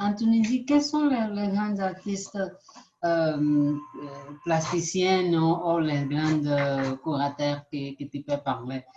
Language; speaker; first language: French; non-native, learner; Portuguese